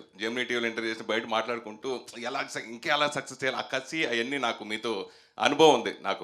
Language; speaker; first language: Telugu; native; Telugu